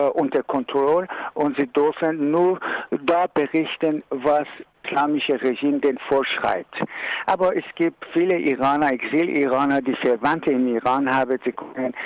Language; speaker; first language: German; non-native, learner; Persian